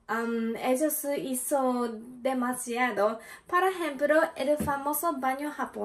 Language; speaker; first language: Spanish; non-native, learner; Japanese